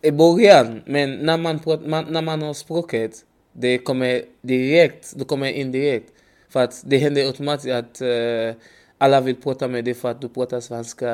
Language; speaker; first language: Swedish; non-native, learner; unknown